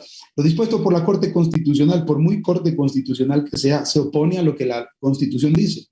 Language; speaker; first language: Spanish; native; Spanish